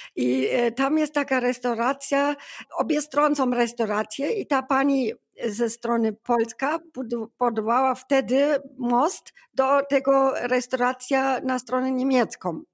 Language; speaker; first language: Polish; non-native, learner; German